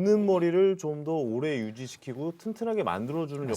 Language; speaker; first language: Korean; native; Korean